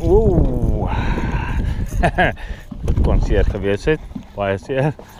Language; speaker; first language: Afrikaans; early bilingual, heritage; Afrikaans